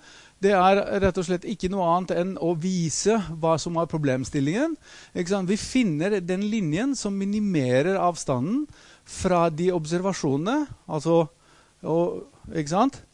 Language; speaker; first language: Norwegian; non-native, fluent; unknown